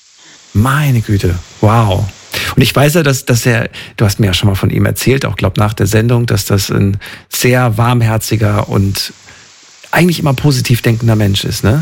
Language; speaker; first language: German; native; German